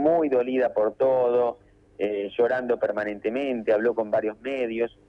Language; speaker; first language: Spanish; native; Spanish